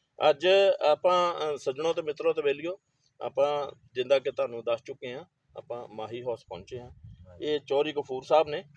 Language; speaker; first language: Punjabi; native; Punjabi